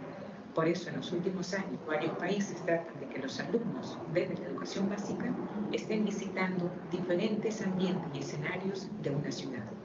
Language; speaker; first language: Spanish; native; Spanish